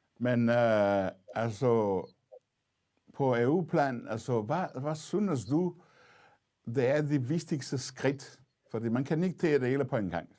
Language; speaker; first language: Danish; non-native, fluent; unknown